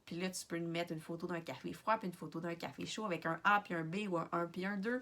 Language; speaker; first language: French; native; French